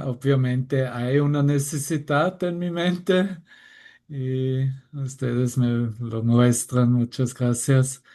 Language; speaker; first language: Spanish; non-native, fluent; German